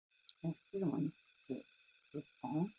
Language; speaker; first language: French; non-native, learner; Japanese